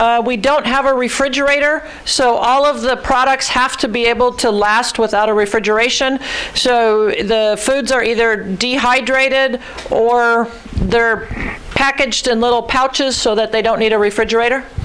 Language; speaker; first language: English; early bilingual, other home language; Ukrainian